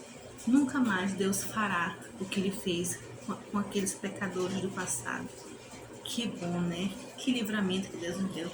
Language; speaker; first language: Portuguese; native; Portuguese